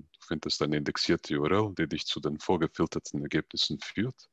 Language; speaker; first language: German; native; German